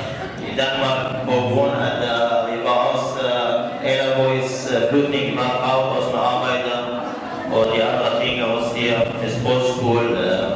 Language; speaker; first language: Danish; non-native, learner; Kurdish